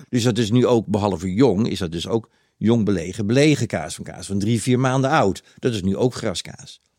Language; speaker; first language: Dutch; native; Dutch